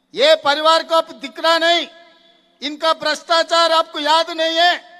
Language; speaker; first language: Hindi; non-native, local second language; Telugu